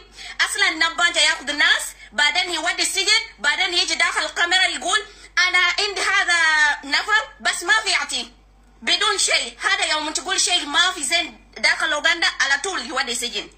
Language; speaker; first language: Arabic; non-native, learner; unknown